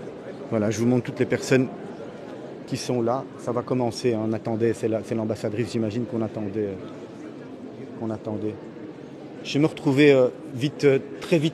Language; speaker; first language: French; native; French